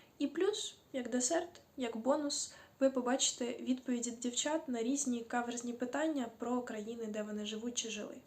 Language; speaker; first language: Ukrainian; native; Ukrainian